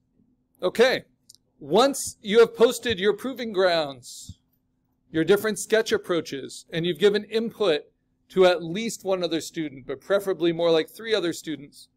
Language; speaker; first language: English; native; English